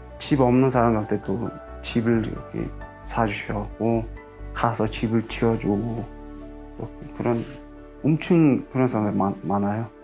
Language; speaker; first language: Korean; non-native, fluent; Mongolian